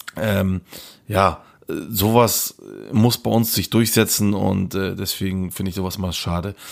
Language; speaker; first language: German; early bilingual, other home language; Turkish